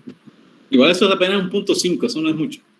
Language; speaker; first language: Spanish; native; Spanish